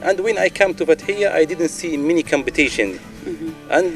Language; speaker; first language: English; non-native, learner; Arabic